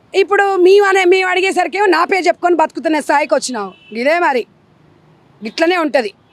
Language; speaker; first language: Telugu; native; Telugu